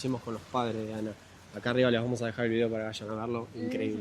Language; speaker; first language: Spanish; native; Spanish